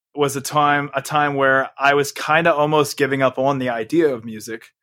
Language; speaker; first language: English; native; English